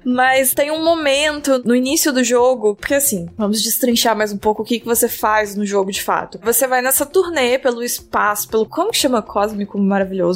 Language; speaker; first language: Portuguese; native; Portuguese